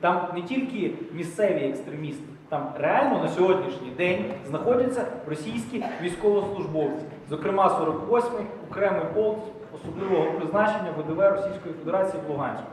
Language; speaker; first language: Ukrainian; native; Ukrainian